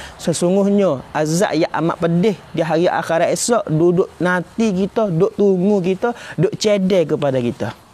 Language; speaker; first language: Malay; native; Malay